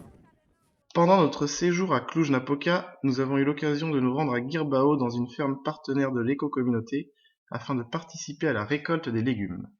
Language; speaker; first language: French; native; French